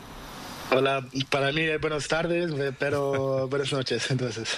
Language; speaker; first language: Spanish; non-native, learner; Portuguese